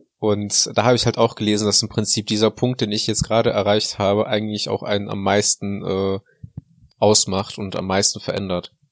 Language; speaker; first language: German; early bilingual, other home language; Russian